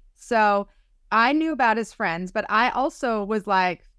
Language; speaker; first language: English; native; English